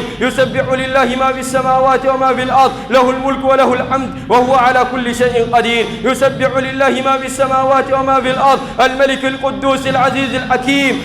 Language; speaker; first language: Arabic; native; Arabic